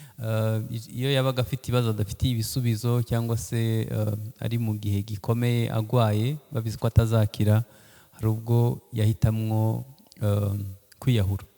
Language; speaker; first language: Kinyarwanda; early bilingual, heritage; Kinyarwanda